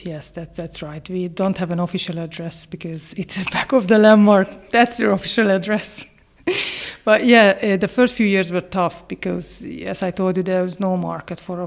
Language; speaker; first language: English; non-native, fluent; Hungarian